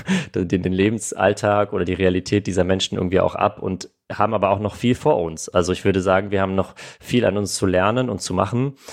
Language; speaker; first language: German; early bilingual, other home language; Armenian